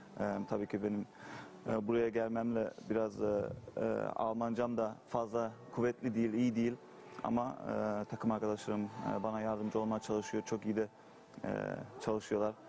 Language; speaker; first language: Turkish; early bilingual, heritage; Turkish